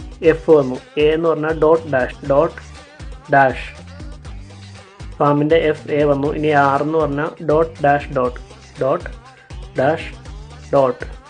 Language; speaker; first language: Malayalam; native; Malayalam